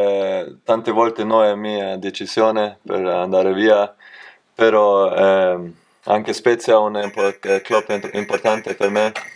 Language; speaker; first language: Italian; non-native, learner; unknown